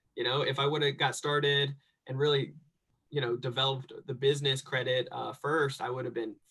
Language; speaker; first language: English; native; English